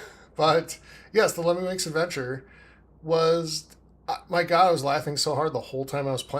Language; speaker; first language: English; native; English